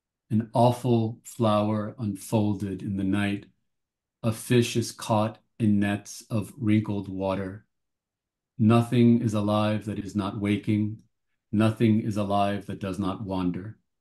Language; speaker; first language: English; native; English